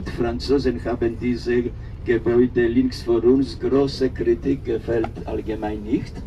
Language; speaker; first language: German; non-native, fluent; Polish